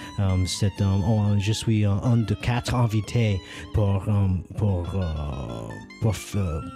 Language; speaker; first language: French; non-native, learner; English